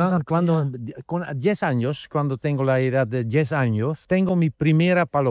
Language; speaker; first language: Spanish; non-native, learner; Dutch